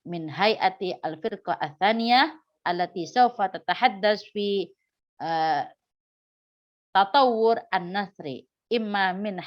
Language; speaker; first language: Arabic; non-native, fluent; Indonesian